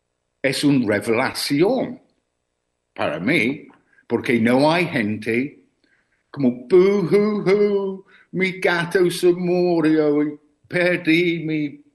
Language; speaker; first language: Spanish; non-native, learner; English